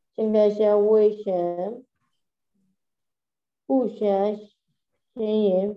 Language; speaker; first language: Chinese; non-native, learner; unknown